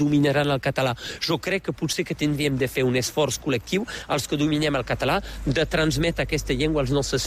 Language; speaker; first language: Catalan; native; Catalan